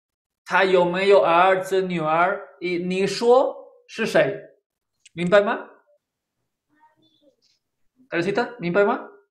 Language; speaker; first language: Chinese; non-native, fluent; Spanish